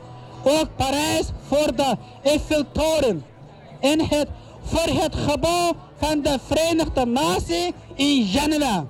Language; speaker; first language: Dutch; non-native, learner; Uyghur